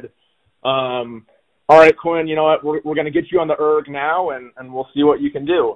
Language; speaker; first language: English; native; English